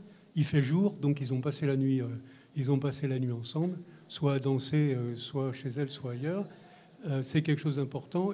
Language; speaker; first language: French; native; French